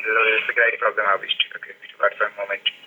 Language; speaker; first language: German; non-native, learner; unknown